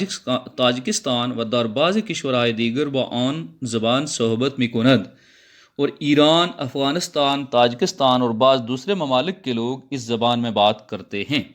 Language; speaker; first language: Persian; non-native, fluent; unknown